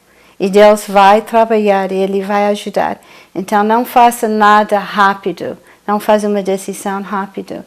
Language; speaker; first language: Portuguese; non-native, fluent; English